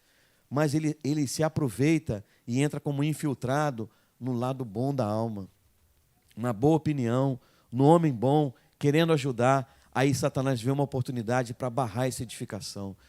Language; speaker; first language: Portuguese; native; Portuguese